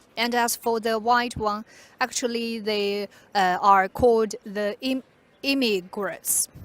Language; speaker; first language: English; non-native, fluent; Chinese